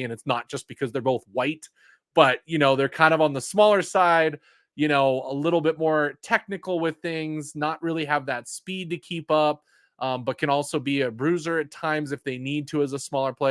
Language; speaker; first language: English; native; English